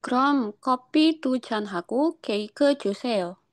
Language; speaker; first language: Korean; non-native, learner; Indonesian